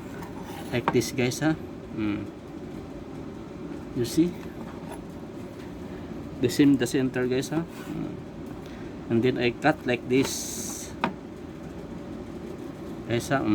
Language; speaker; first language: English; non-native, learner; Filipino